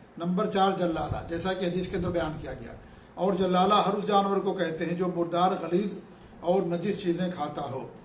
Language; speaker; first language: Urdu; native; Urdu